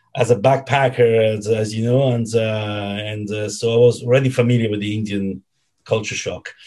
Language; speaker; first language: English; non-native, fluent; Italian